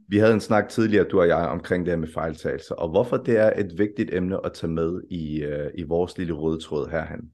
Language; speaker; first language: Danish; early bilingual, other home language; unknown